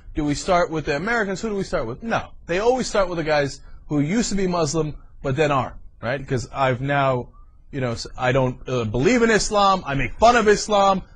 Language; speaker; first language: English; native; English